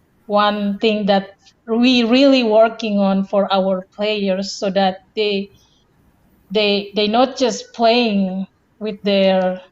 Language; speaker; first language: English; non-native, fluent; Indonesian